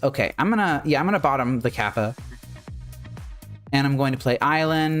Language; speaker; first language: English; native; English